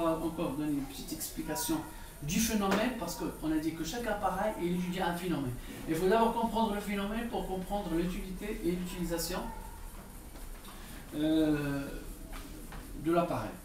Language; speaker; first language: French; non-native, local second language; Arabic